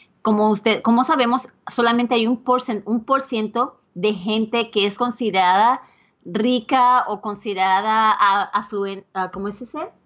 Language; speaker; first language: Spanish; native; Spanish